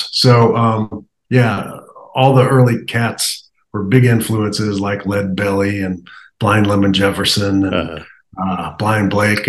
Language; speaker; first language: English; native; English